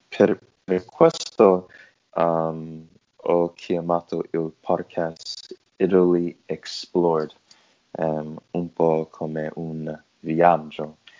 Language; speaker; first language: Italian; non-native, learner; English